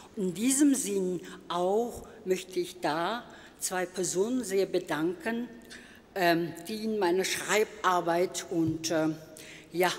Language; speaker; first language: German; non-native, fluent; Turkish